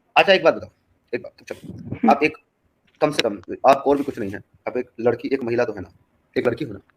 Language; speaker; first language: Urdu; native; Urdu